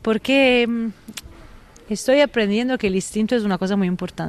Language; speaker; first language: Spanish; non-native, fluent; Italian